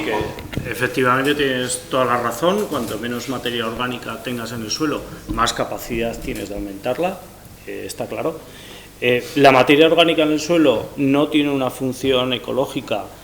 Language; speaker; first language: Spanish; native; Spanish